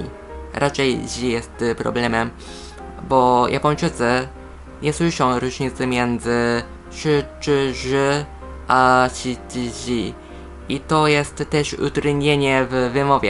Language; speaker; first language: Polish; non-native, fluent; Japanese